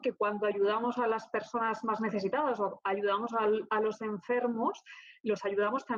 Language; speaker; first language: Spanish; native; Spanish